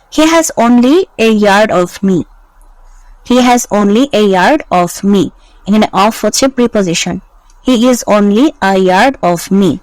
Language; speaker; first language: English; non-native, local second language; Bangla